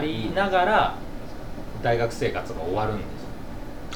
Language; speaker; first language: Japanese; native; Japanese